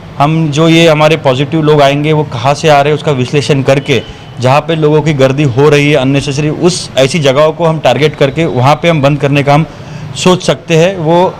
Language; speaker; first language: Hindi; non-native, local second language; Marathi